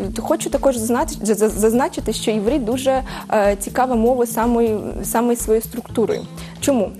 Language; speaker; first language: Ukrainian; early bilingual, heritage; Ukrainian